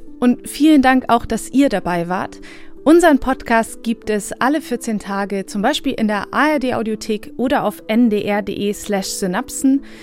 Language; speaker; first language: German; early bilingual, other home language; Bosnian